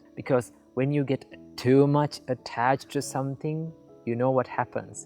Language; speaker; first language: English; non-native, local second language; Sinhala